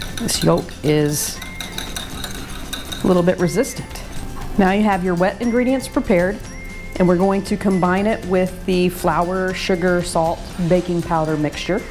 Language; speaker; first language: English; native; English